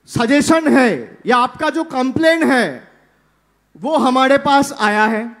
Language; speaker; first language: Hindi; non-native, local second language; Bangla